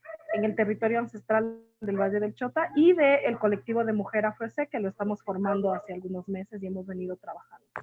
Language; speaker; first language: Spanish; native; Spanish